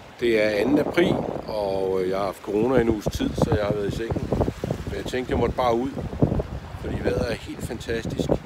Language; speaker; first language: Danish; native; Danish